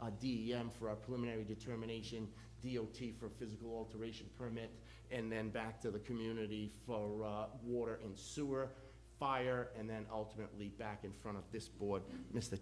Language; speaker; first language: English; native; English